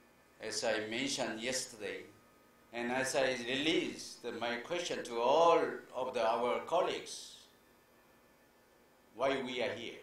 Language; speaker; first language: English; non-native, fluent; Korean